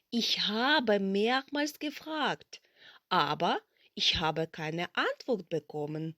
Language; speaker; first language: German; non-native, fluent; Ukrainian